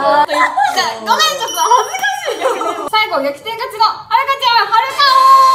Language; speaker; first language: Japanese; native; Japanese